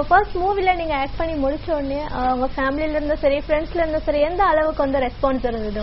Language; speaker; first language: Tamil; native; Tamil